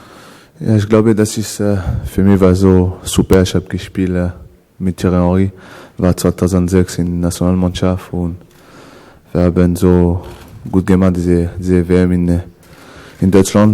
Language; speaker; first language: German; non-native, learner; French